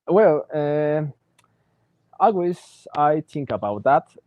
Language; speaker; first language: English; non-native, learner; Spanish